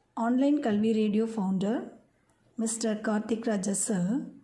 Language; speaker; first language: English; non-native, local second language; Tamil